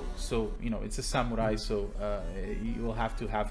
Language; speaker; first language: English; non-native, fluent; Portuguese